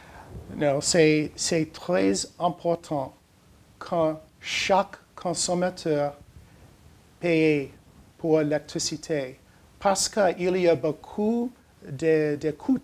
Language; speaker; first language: French; non-native, learner; English